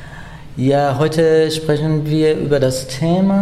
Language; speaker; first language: German; non-native, learner; Persian